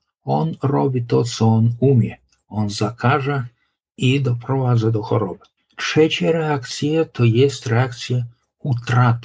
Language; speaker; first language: Polish; non-native, local second language; Lithuanian